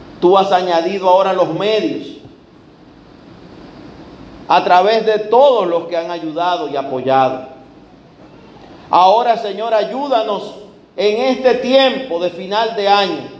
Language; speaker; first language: Spanish; native; Spanish